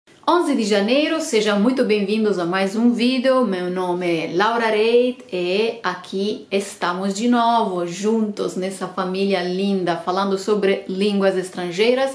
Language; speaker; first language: Portuguese; non-native, fluent; Romanian